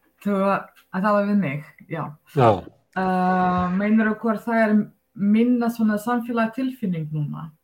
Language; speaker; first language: Icelandic; non-native, fluent; Russian